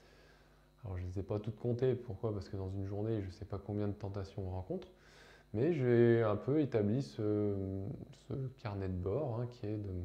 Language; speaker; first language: French; native; French